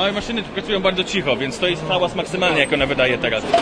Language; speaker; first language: Polish; native; Polish